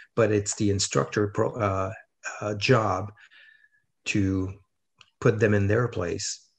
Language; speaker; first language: English; non-native, fluent; French